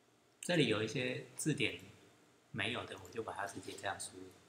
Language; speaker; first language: Chinese; native; Chinese